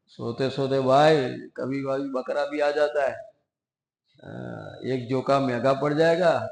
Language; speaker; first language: Hindi; non-native, local second language; Gujarati